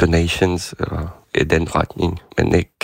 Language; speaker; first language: Danish; non-native, fluent; Ukrainian